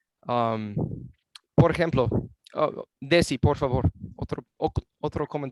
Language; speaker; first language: Spanish; non-native, fluent; English